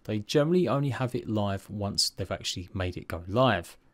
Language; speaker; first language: English; native; English